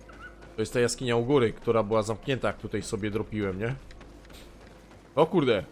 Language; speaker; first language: Polish; native; Polish